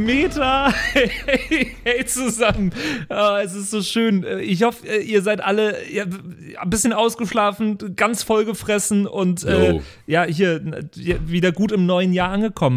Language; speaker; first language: German; native; German